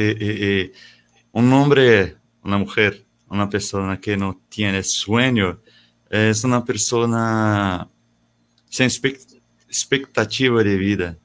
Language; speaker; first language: Spanish; non-native, learner; Portuguese